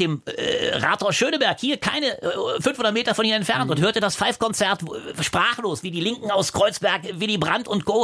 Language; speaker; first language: German; native; German